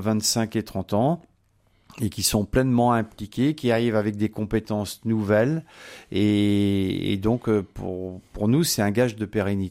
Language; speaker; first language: French; native; French